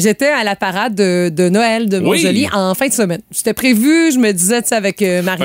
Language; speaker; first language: French; native; French